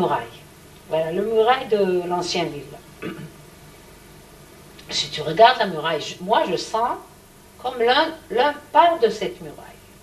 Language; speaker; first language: French; non-native, learner; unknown